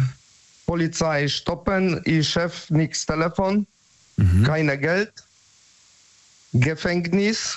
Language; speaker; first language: German; non-native, learner; Polish